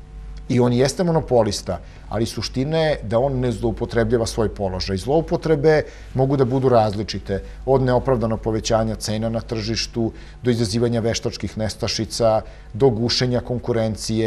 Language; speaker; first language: Serbian; native; Serbian